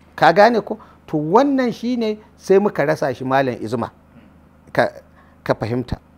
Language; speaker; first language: Hausa; native; Hausa